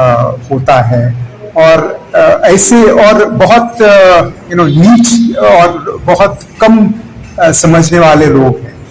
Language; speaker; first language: Hindi; non-native, local second language; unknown